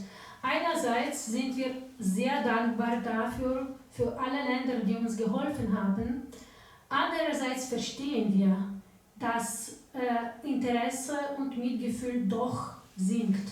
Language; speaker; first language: German; non-native, fluent; Ukrainian